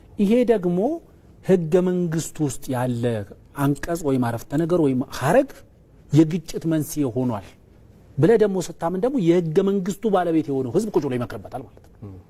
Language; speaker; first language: Amharic; non-native, local second language; Oromo